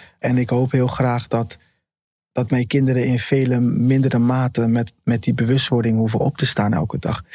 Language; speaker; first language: Dutch; early bilingual, other home language; Papiamento